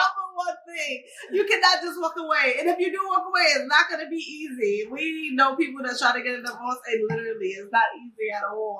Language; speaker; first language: English; native; English